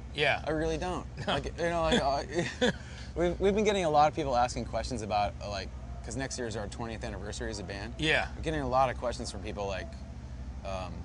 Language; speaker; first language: English; native; English